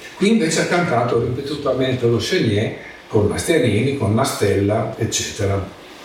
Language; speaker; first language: Italian; native; Italian